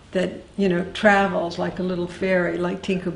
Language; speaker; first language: English; native; English